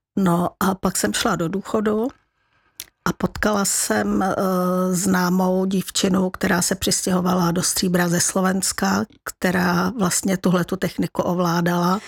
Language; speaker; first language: Czech; native; Czech